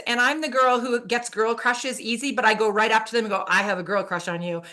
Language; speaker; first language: English; native; English